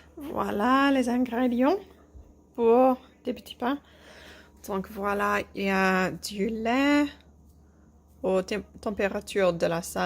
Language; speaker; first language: French; non-native, fluent; English